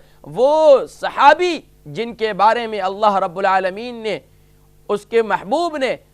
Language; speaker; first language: Urdu; native; Urdu